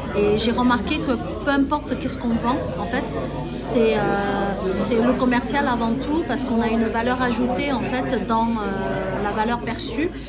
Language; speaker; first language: French; early bilingual, other home language; Chinese